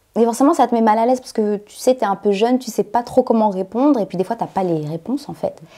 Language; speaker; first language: French; native; French